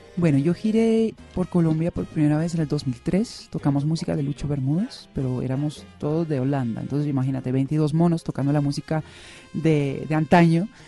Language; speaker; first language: Spanish; non-native, fluent; Dutch